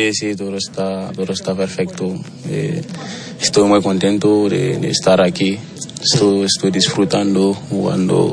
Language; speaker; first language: Spanish; non-native, learner; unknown